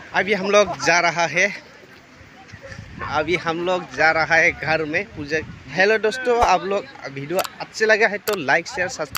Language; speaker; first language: Hindi; non-native, local second language; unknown